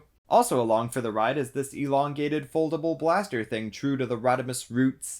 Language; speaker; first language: English; native; English